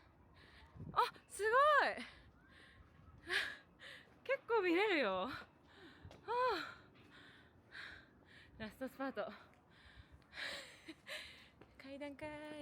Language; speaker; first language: Japanese; native; Japanese